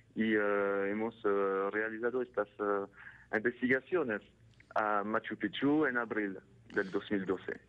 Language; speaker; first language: Spanish; non-native, fluent; French